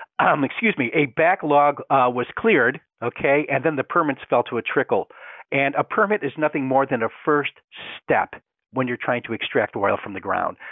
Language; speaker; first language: English; native; English